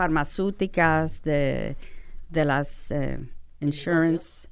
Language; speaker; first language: Spanish; non-native, fluent; English